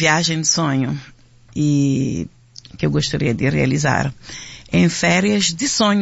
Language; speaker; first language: Portuguese; non-native, local second language; Kabuverdianu